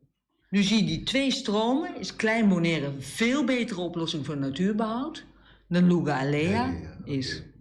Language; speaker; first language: Dutch; native; Dutch